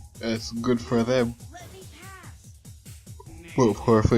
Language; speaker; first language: English; native; English